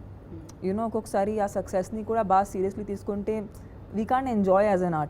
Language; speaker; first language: Telugu; non-native, fluent; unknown